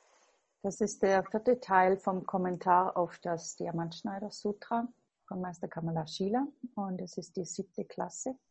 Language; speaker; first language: German; non-native, fluent; English